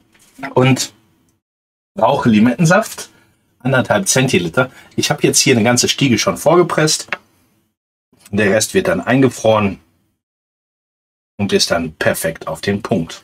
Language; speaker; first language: German; native; German